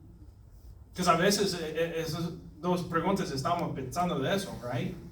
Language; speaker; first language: Spanish; non-native, learner; English